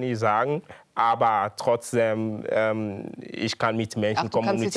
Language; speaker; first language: German; non-native, fluent; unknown